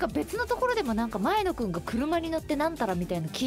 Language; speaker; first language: Japanese; native; Japanese